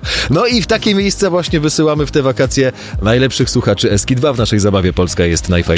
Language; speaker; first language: Polish; native; Polish